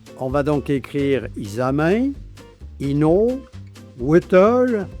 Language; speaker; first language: French; native; French